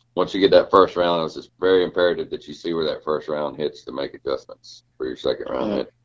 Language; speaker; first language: English; native; English